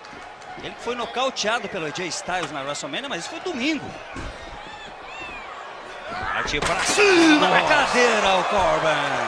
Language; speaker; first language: Portuguese; native; Portuguese